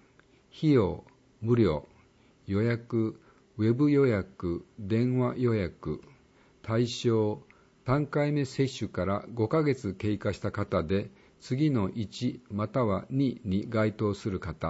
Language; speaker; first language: Japanese; native; Japanese